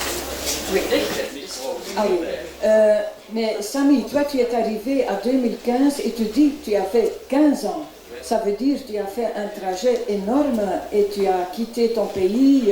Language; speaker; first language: French; non-native, local second language; Dutch